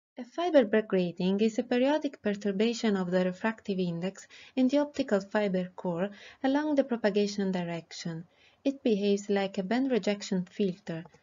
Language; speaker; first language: English; non-native, fluent; Italian